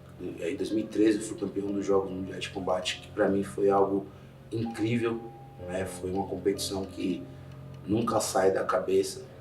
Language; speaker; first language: Portuguese; native; Portuguese